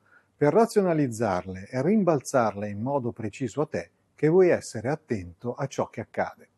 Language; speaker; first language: Italian; native; Italian